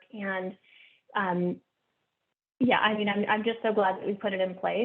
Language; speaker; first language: English; native; English